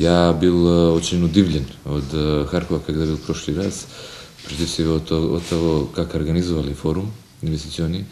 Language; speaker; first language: Russian; non-native, fluent; Macedonian